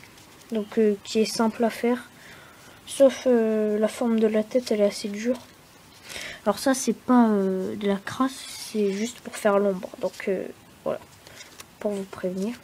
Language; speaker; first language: French; native; French